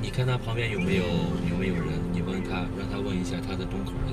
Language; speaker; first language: Chinese; native; Chinese